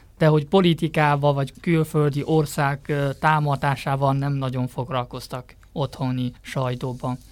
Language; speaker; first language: Hungarian; non-native, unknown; Chinese